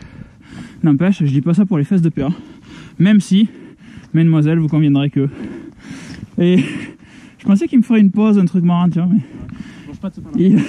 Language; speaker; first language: French; native; French